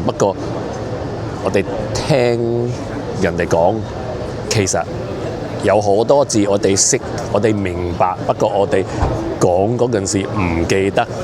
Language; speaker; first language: Cantonese; early bilingual, heritage; English